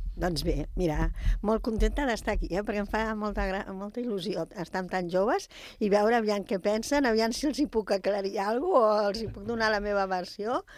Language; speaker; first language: Catalan; native; Catalan